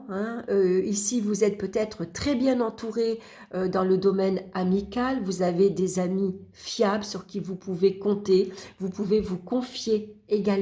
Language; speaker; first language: French; native; French